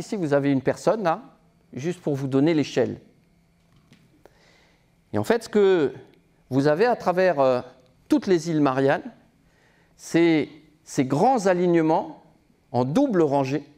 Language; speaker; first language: French; native; French